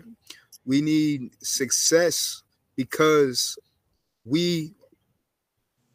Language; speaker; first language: English; native; English